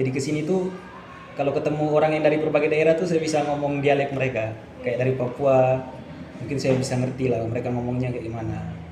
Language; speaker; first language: Indonesian; early bilingual, heritage; Indonesian